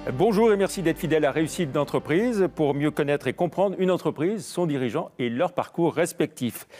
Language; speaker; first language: French; native; French